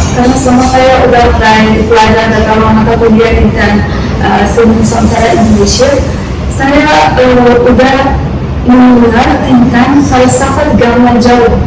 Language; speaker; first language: Indonesian; non-native, fluent; Arabic